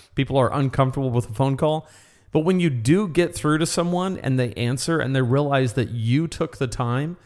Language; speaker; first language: English; native; English